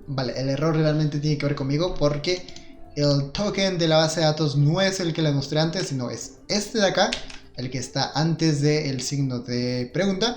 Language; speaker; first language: Spanish; native; Spanish